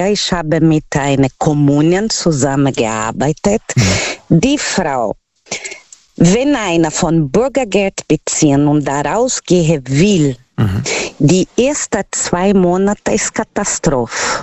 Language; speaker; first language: German; non-native, learner; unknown